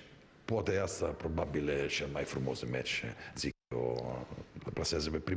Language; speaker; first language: Romanian; non-native, fluent; Italian